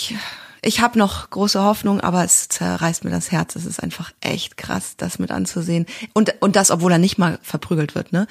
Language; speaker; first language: German; native; German